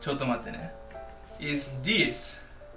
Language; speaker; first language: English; non-native, fluent; Japanese